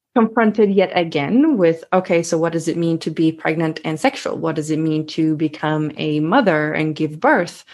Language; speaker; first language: English; non-native, fluent; Swedish